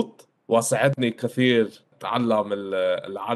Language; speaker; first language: Arabic; early bilingual, heritage; Arabic